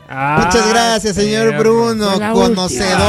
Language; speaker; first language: Spanish; native; Spanish